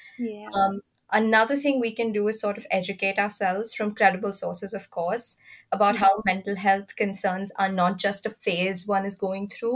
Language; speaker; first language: English; non-native, local second language; Hindi